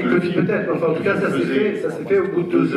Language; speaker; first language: French; native; French